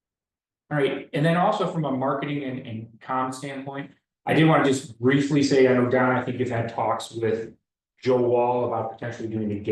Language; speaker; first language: English; native; English